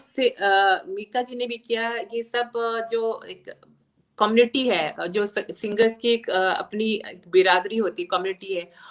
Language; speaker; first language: Hindi; native; Hindi